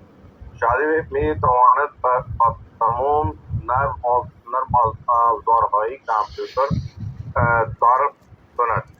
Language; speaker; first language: Persian; non-native, learner; Urdu